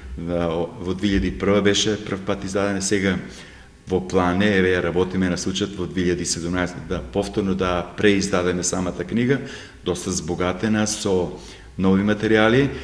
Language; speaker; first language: Macedonian; native; Macedonian